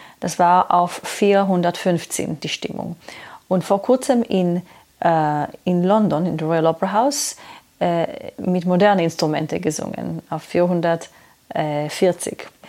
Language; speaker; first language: German; non-native, fluent; Hebrew